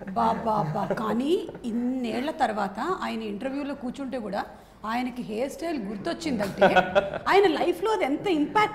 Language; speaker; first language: Telugu; native; Telugu